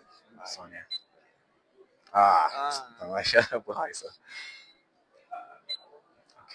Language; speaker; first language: Chinese; non-native, learner; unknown